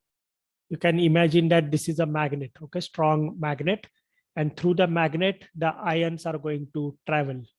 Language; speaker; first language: English; non-native, local second language; Marathi